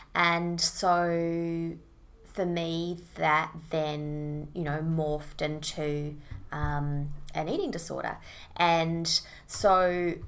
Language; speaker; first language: English; native; English